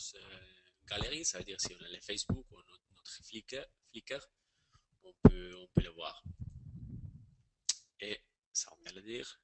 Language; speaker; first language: French; non-native, fluent; Spanish